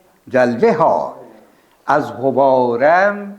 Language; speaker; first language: Persian; non-native, fluent; Urdu